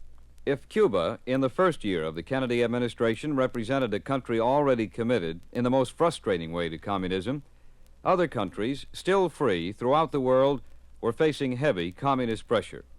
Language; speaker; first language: English; native; English